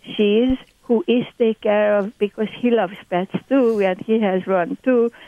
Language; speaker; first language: English; non-native, learner; Hungarian